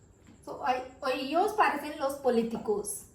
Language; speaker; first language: Spanish; non-native, fluent; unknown